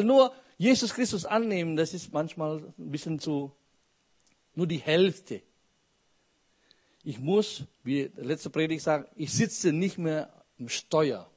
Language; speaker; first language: German; non-native, fluent; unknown